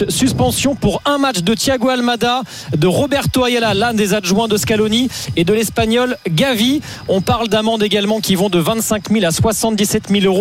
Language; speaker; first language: French; native; French